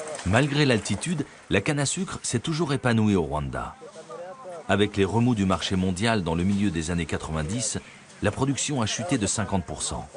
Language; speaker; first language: French; native; French